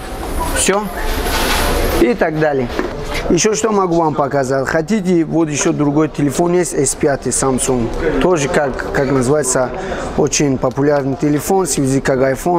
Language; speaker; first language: Russian; non-native, fluent; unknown